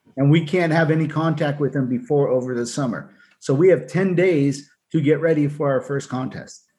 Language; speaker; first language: English; native; English